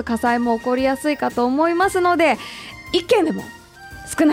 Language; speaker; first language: Japanese; native; Japanese